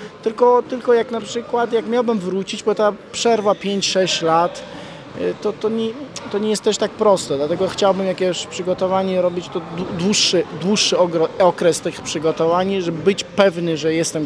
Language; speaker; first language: Polish; non-native, fluent; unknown